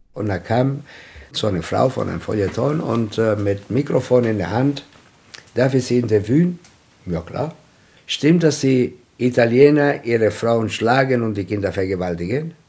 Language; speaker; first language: German; non-native, fluent; Italian